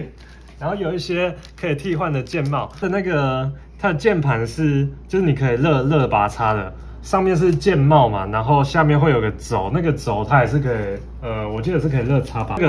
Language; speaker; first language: Chinese; native; Chinese